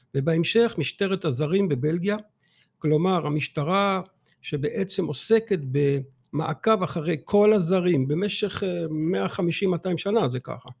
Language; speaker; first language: Hebrew; non-native, fluent; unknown